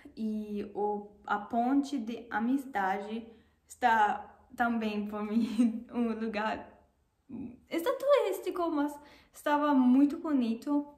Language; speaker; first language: Portuguese; non-native, learner; German